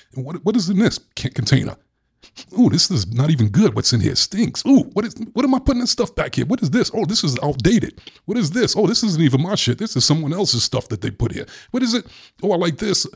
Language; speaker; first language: English; native; English